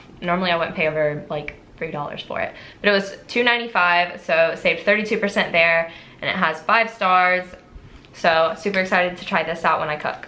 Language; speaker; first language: English; native; English